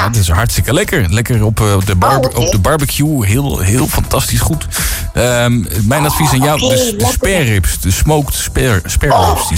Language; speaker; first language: Dutch; native; Dutch